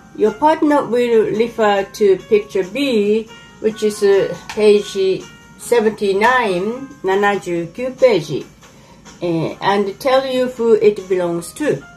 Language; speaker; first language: English; non-native, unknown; Japanese